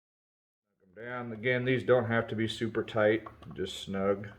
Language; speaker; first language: English; native; English